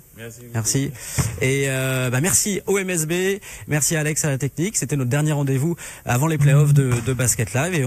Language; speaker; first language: French; native; French